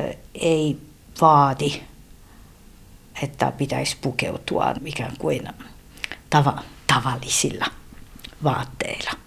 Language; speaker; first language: Finnish; non-native, fluent; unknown